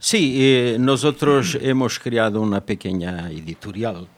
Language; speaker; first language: Spanish; non-native, fluent; Portuguese